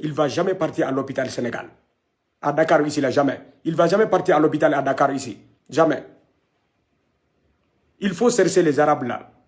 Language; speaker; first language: French; non-native, local second language; Wolof